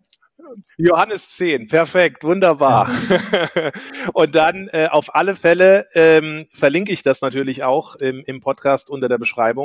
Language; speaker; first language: German; native; German